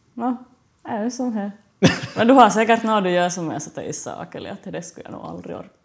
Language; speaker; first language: Swedish; native; Swedish